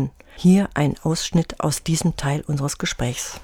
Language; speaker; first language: German; native; German